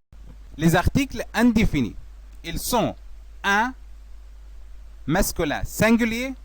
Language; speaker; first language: French; non-native, fluent; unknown